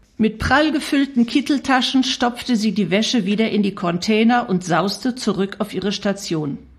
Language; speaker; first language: German; native; German